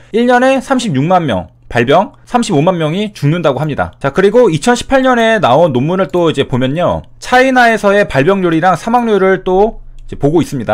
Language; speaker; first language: Korean; native; Korean